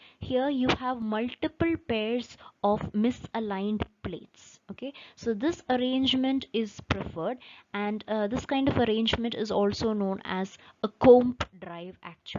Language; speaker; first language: English; non-native, local second language; Malayalam